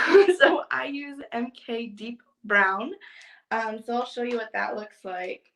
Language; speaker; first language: English; native; English